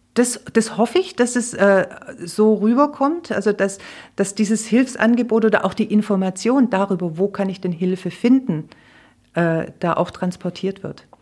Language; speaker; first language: German; native; German